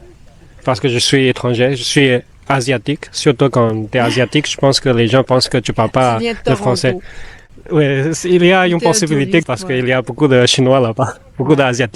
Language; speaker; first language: French; non-native, fluent; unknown